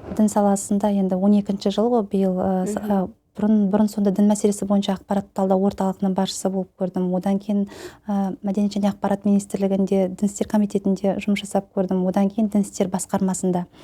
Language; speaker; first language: Kazakh; native; Kazakh